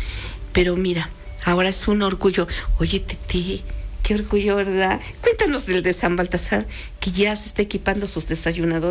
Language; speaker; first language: Spanish; native; Spanish